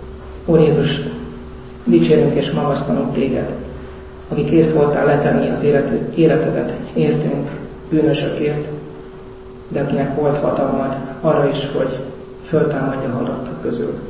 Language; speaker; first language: Hungarian; native; Hungarian